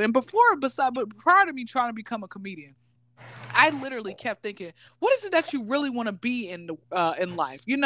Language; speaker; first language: English; native; English